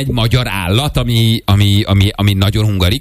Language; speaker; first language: Hungarian; native; Hungarian